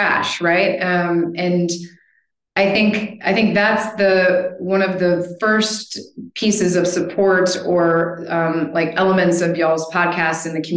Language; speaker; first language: English; native; English